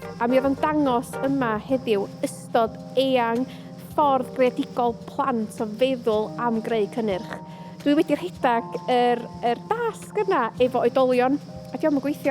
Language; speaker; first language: Welsh; native; Welsh